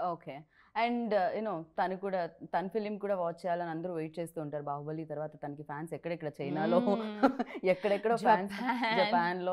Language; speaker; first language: Telugu; native; Telugu